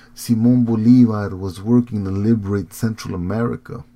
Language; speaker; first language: English; early bilingual, heritage; Spanish